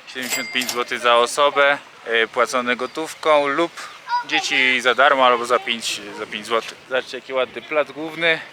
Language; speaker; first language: Polish; native; Polish